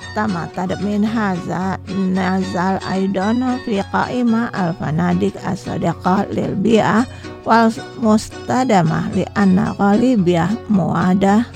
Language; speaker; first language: Arabic; non-native, fluent; Indonesian